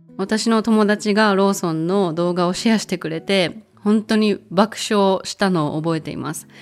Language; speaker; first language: Japanese; native; Japanese